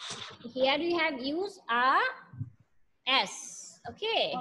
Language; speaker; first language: English; non-native, learner; Bangla